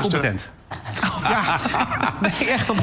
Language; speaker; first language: Dutch; native; Dutch